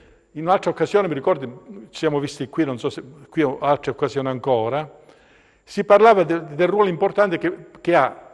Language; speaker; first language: Italian; native; Italian